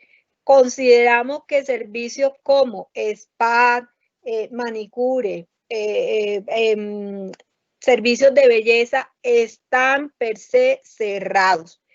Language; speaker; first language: Spanish; native; Spanish